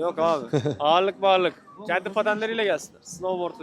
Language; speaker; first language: Turkish; native; Turkish